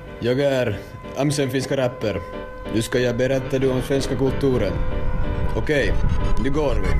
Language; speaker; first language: Swedish; non-native, local second language; Finnish